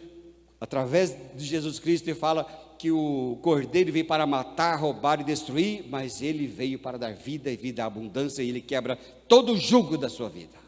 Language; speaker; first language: Portuguese; native; Portuguese